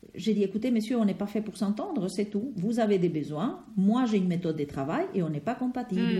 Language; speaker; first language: French; non-native, fluent; Spanish